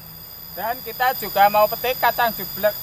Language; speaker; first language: Indonesian; non-native, local second language; Javanese